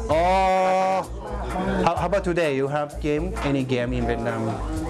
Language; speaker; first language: English; non-native, learner; Thai